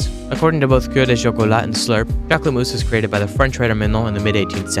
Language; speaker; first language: English; native; English